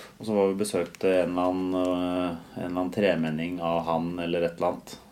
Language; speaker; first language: Norwegian; native; Norwegian